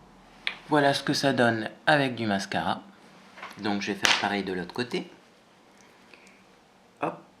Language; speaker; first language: French; native; French